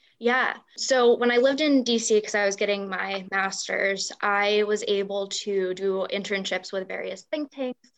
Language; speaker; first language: English; native; English